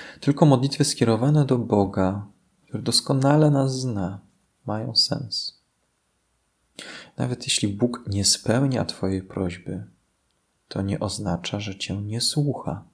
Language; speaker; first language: Polish; native; Polish